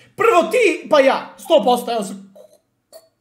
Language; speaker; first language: Bosnian; native; Bosnian